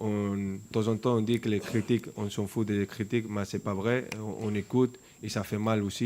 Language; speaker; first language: French; non-native, fluent; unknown